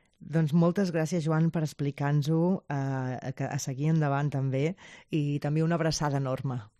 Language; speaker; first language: Catalan; native; Catalan